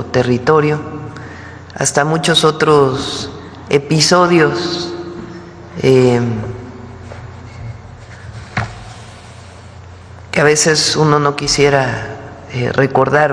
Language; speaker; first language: Spanish; native; Spanish